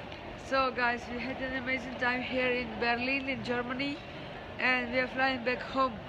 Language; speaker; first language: English; non-native, learner; Russian